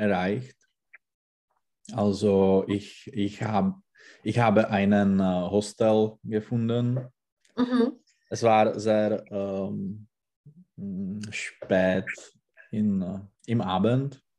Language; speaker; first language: German; non-native, learner; Czech